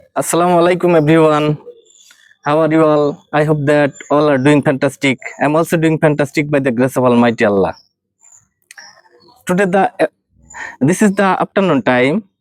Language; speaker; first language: English; non-native, learner; Bangla